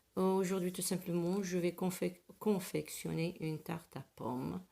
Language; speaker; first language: French; non-native, local second language; Arabic